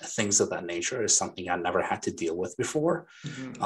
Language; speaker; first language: English; non-native, fluent; Arabic